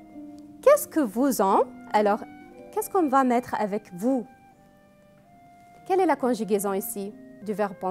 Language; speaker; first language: French; non-native, fluent; Arabic